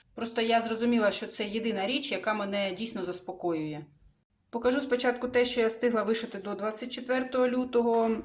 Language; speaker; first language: Ukrainian; non-native, local second language; Russian